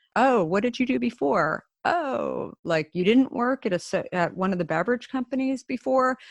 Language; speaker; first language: English; native; English